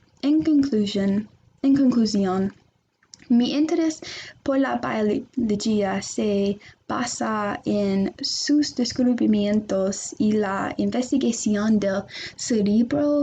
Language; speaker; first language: Spanish; non-native, learner; English